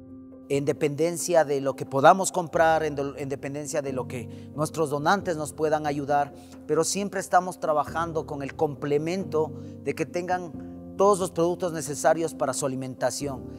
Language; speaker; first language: Spanish; native; Spanish